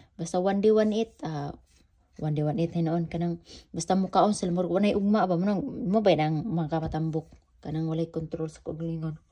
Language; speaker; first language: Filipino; non-native, local second language; Cebuano